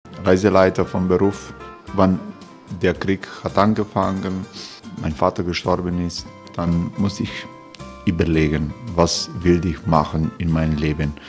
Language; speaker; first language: German; non-native, learner; Croatian